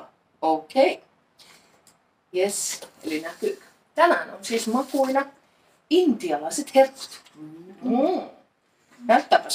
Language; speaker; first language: Finnish; native; Finnish